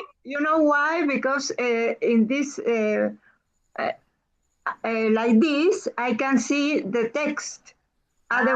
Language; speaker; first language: English; non-native, learner; Spanish